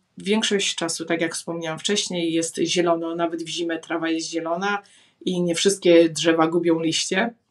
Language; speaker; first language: Polish; native; Polish